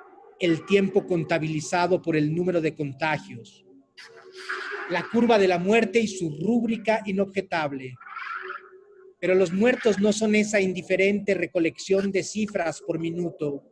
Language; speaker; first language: Spanish; native; Spanish